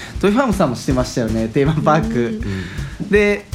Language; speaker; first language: Japanese; native; Japanese